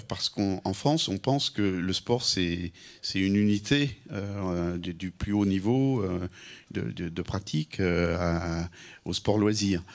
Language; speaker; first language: French; native; French